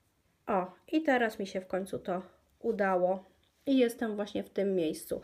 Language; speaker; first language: Polish; native; Polish